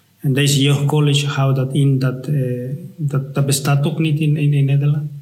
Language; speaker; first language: Dutch; non-native, fluent; Spanish